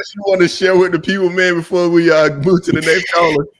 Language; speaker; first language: English; native; English